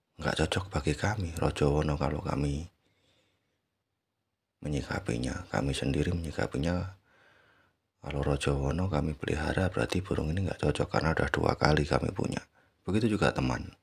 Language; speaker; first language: Indonesian; native; Indonesian